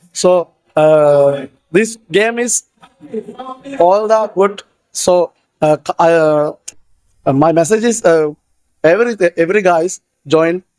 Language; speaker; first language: English; non-native, learner; Sinhala